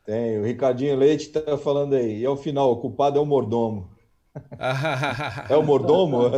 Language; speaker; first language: Portuguese; native; Portuguese